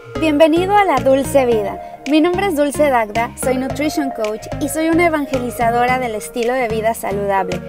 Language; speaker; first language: Spanish; native; Spanish